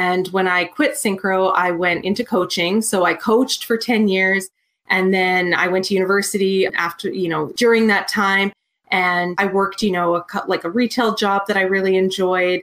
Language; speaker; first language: English; native; English